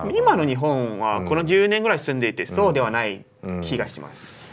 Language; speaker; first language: Japanese; non-native, fluent; Chinese